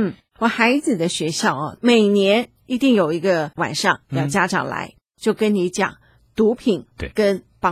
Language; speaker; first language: Chinese; native; Chinese